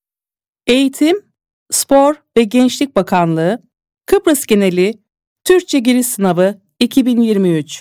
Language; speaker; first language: Turkish; native; Turkish